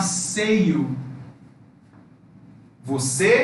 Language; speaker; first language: Portuguese; non-native, fluent; Spanish